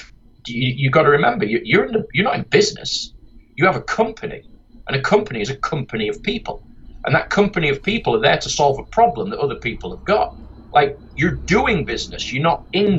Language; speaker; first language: English; native; English